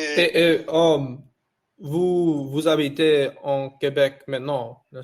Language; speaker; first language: French; non-native, learner; English